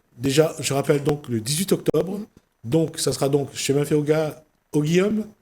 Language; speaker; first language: French; native; French